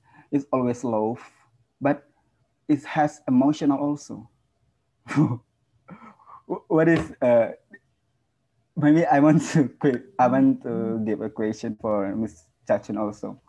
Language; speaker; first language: English; non-native, learner; Indonesian